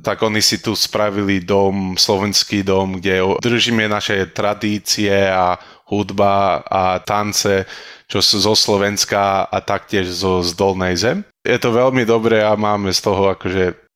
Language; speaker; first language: Slovak; early bilingual, heritage; Slovak